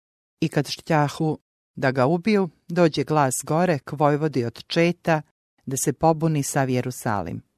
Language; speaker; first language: Serbian; native; Serbian